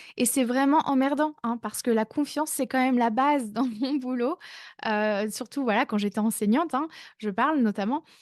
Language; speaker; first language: French; native; French